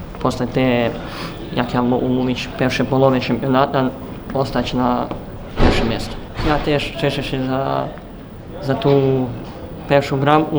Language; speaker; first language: Polish; non-native, learner; Serbian